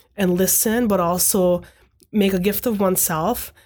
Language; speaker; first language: English; non-native, fluent; Hungarian